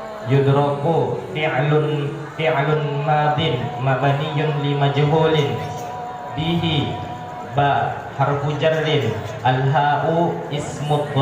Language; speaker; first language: Arabic; non-native, learner; Indonesian